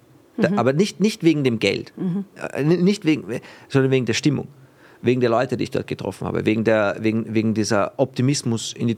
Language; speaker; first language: German; native; German